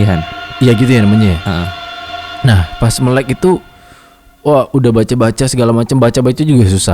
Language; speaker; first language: Indonesian; native; Indonesian